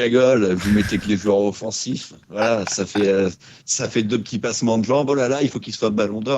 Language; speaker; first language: French; native; French